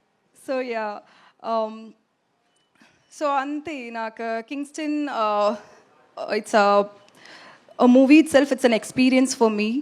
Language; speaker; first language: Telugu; non-native, learner; Tamil